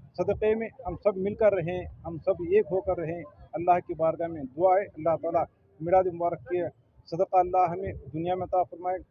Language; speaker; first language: Urdu; native; Urdu